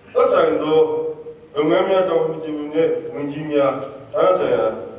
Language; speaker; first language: Burmese; non-native, local second language; Hakha Chin